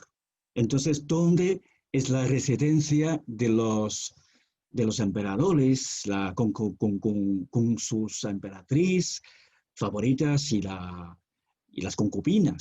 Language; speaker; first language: Spanish; non-native, fluent; Chinese